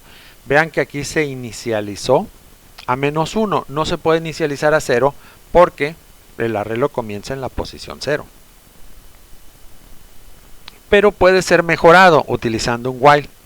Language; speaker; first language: Spanish; native; Spanish